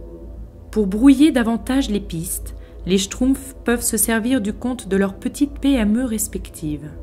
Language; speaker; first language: French; native; French